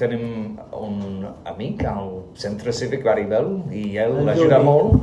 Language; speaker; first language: Catalan; non-native, learner; English